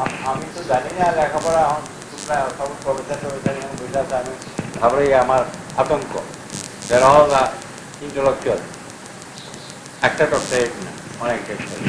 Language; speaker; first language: Bangla; native; Bangla